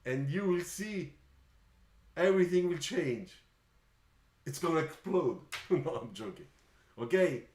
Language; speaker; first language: English; non-native, fluent; Italian